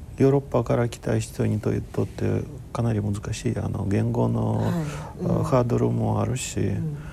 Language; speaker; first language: Japanese; non-native, fluent; Ukrainian